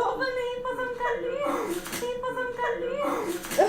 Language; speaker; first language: Hindi; non-native, learner; English